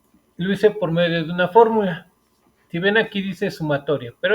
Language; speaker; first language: Spanish; native; Spanish